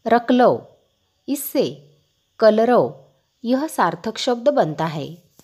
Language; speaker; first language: Hindi; non-native, local second language; Marathi